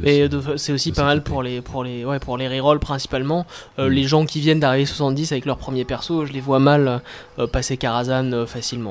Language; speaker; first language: French; native; French